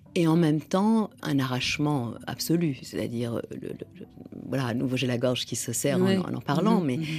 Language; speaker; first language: French; non-native, fluent; Persian